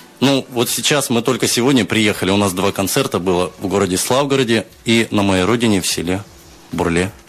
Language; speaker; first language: Russian; native; Russian